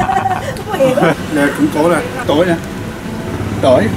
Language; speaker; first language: Vietnamese; non-native, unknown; Japanese